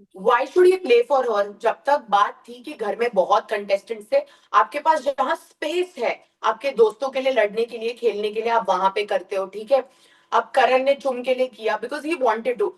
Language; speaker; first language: Hindi; early bilingual, heritage; Hindi